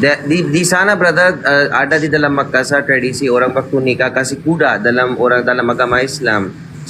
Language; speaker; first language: Indonesian; non-native, learner; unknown